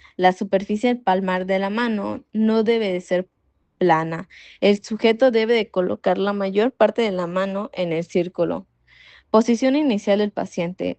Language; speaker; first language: Spanish; native; Spanish